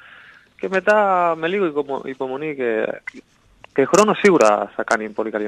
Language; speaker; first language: Greek; non-native, learner; Spanish